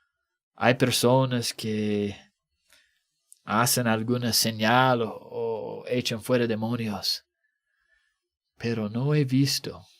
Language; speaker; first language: Spanish; non-native, fluent; English